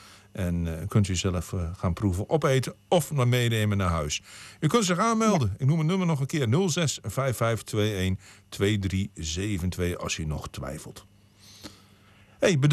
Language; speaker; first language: Dutch; native; Dutch